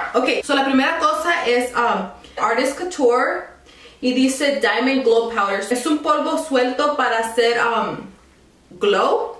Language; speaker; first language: Spanish; early bilingual, other home language; English